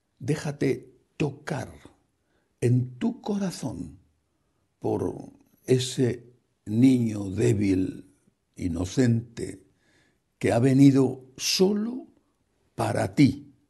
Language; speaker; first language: Spanish; native; Spanish